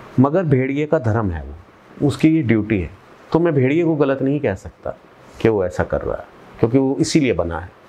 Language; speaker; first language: Hindi; non-native, local second language; Punjabi